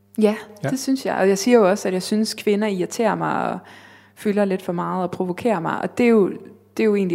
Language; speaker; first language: Danish; native; Danish